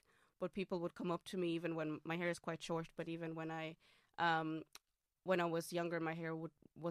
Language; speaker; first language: English; non-native, fluent; German